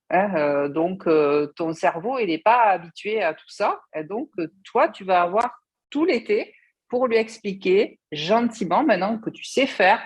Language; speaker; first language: French; native; French